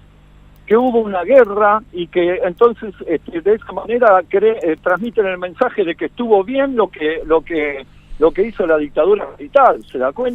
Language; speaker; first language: Spanish; native; Spanish